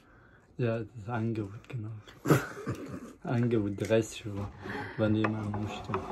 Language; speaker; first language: German; non-native, learner; Somali